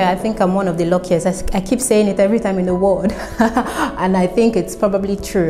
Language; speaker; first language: English; non-native, local second language; Yoruba